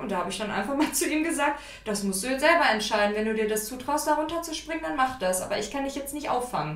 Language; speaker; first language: German; native; German